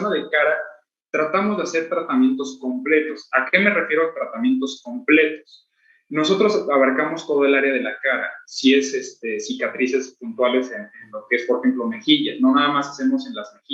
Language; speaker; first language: Spanish; native; Spanish